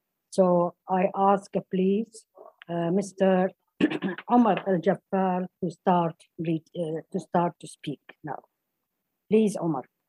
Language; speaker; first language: English; non-native, fluent; Arabic